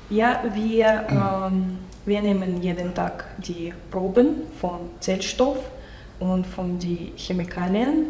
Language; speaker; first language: German; non-native, local second language; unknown